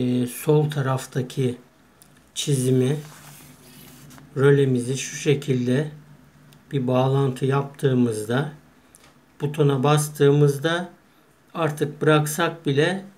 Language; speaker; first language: Turkish; native; Turkish